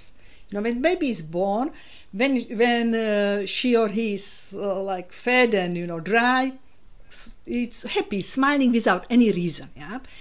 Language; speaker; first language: English; non-native, fluent; Slovak